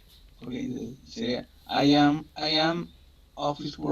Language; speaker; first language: English; non-native, learner; Spanish